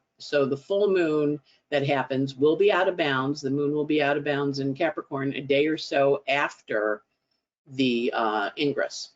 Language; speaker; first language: English; native; English